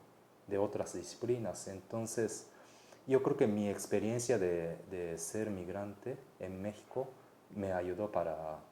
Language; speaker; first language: Spanish; non-native, fluent; Japanese